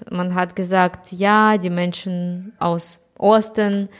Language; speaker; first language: German; non-native, fluent; Russian